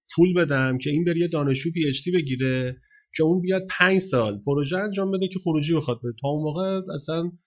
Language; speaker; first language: Persian; native; Persian